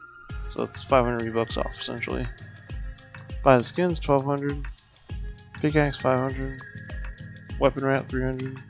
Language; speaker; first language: English; native; English